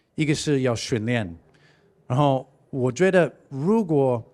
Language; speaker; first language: Chinese; non-native, fluent; English